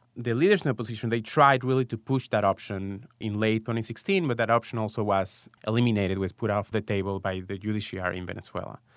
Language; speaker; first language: English; non-native, fluent; Spanish